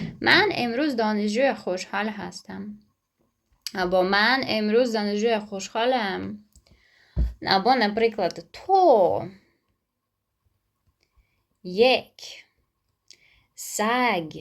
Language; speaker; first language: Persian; non-native, fluent; Ukrainian